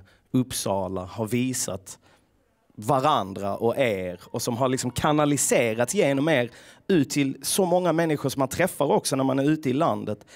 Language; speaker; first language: Swedish; native; Swedish